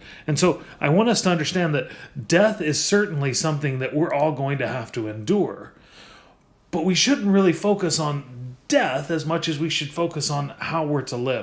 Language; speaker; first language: English; native; English